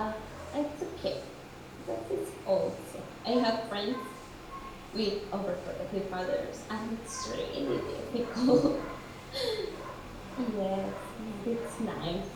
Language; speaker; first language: English; non-native, fluent; Spanish